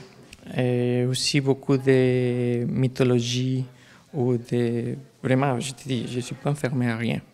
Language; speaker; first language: French; non-native, learner; Spanish